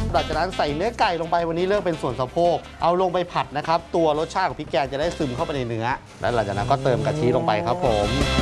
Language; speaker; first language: Thai; native; Thai